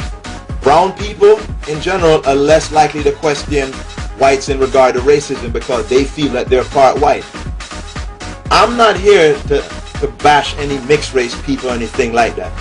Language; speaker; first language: English; native; English